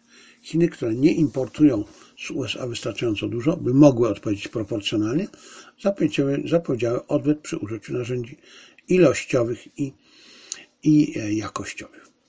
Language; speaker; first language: Polish; native; Polish